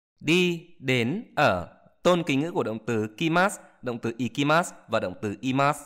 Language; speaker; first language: Vietnamese; native; Vietnamese